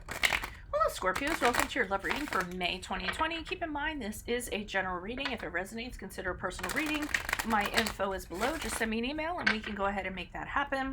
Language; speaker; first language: English; native; English